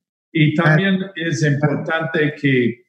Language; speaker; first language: Spanish; non-native, fluent; English